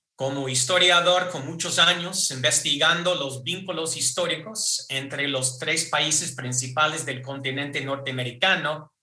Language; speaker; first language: Spanish; non-native, fluent; English